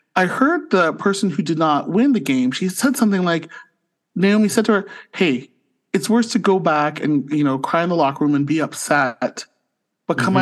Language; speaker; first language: English; native; English